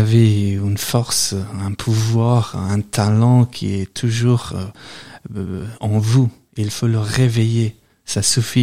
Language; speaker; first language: French; non-native, fluent; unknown